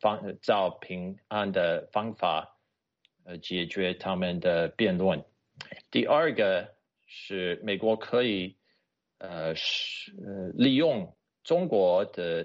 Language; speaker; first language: Chinese; non-native, fluent; English